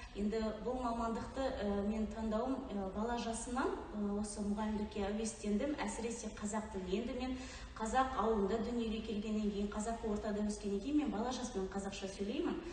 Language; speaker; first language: Kazakh; native; Kazakh